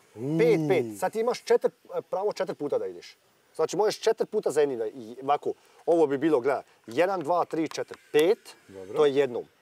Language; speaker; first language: Croatian; early bilingual, heritage; Serbian